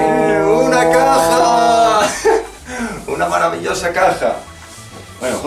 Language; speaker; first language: Spanish; native; Spanish